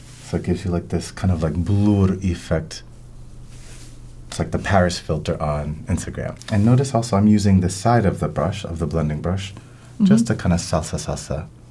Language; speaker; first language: English; native; English